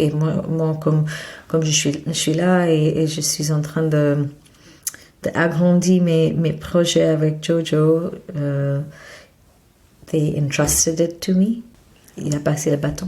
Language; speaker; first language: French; non-native, fluent; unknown